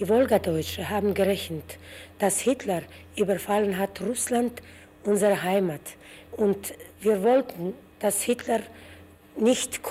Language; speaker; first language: German; early bilingual, heritage; German